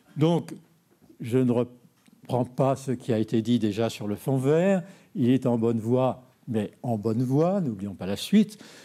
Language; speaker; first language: French; native; French